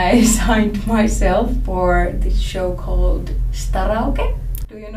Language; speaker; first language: English; non-native, fluent; Finnish